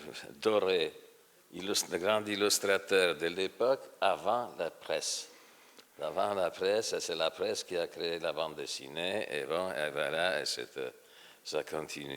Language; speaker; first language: French; non-native, fluent; Polish